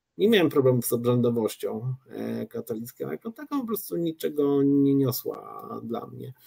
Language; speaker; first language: Polish; early bilingual, other home language; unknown